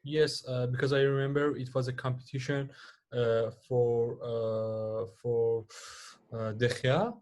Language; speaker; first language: English; non-native, learner; Persian